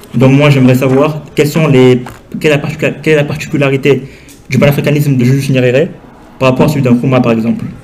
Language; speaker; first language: French; non-native, local second language; Wolof